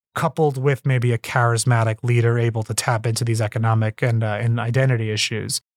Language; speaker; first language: English; native; English